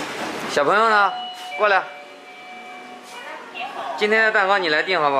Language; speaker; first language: Chinese; native; Chinese